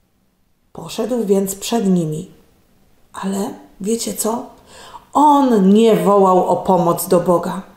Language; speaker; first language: Polish; native; Polish